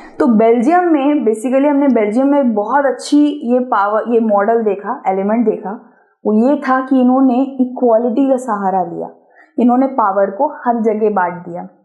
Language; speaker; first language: Hindi; native; Hindi